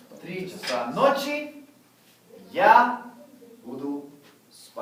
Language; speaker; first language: Russian; non-native, fluent; English